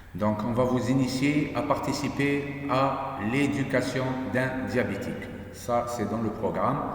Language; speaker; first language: French; non-native, local second language; Arabic